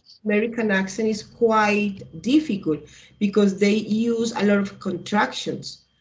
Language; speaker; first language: English; non-native, learner; Spanish